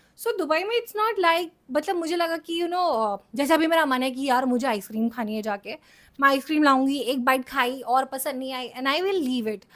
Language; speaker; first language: Hindi; native; Hindi